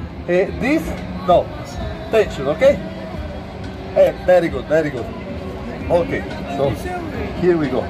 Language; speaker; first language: English; non-native, learner; Spanish